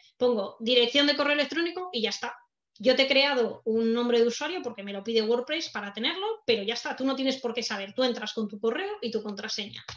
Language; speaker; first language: Spanish; native; Spanish